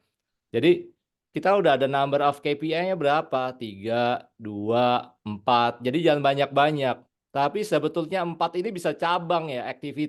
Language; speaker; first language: Indonesian; native; Indonesian